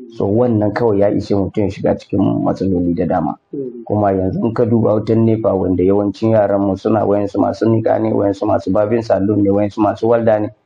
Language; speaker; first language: Hausa; non-native, local second language; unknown